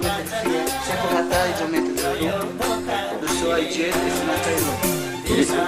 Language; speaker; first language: French; non-native, learner; Nepali